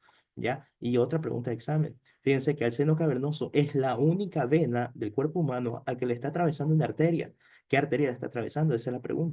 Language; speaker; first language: Spanish; native; Spanish